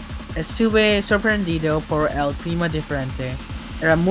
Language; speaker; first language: Spanish; non-native, learner; English